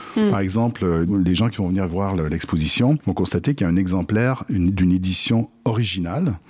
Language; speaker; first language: French; native; French